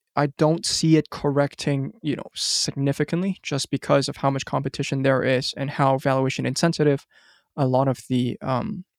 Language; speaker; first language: English; non-native, local second language; Cantonese